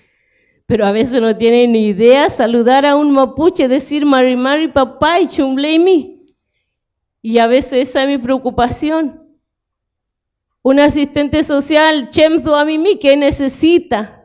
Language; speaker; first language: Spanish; non-native, local second language; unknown